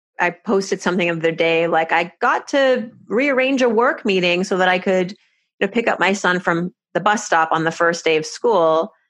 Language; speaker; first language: English; early bilingual, other home language; Persian